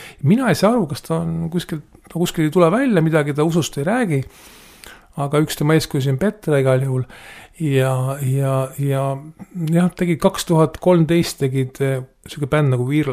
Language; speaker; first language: Estonian; native; Estonian